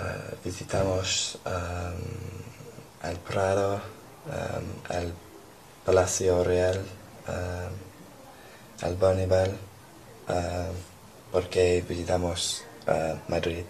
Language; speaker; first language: Spanish; non-native, learner; English